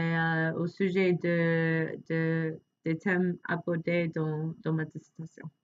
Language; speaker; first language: French; non-native, fluent; English